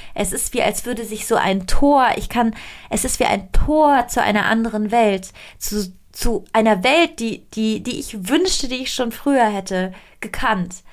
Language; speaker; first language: German; non-native, fluent; Italian